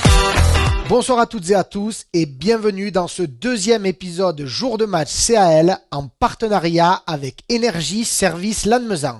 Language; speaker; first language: French; native; French